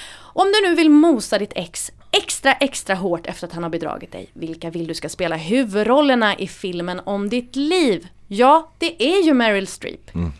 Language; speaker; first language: Swedish; native; Swedish